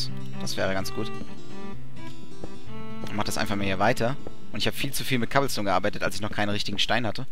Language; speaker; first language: German; native; German